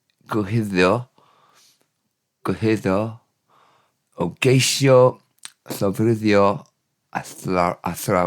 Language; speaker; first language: Welsh; non-native, learner; English